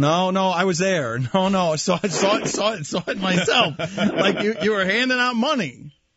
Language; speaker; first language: English; early bilingual, other home language; Spanish